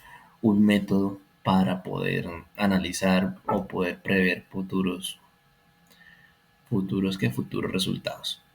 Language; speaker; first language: Spanish; native; Spanish